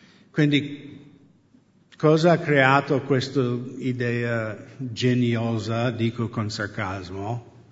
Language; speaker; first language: Italian; non-native, fluent; English